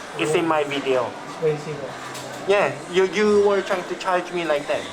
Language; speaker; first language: English; non-native, learner; Korean